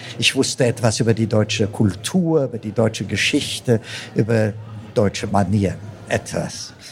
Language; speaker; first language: German; non-native, fluent; Amharic